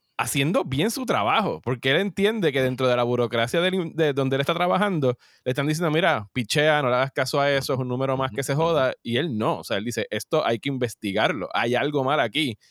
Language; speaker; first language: Spanish; native; Spanish